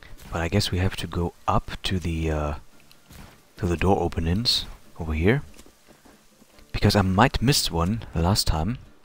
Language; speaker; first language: English; non-native, fluent; German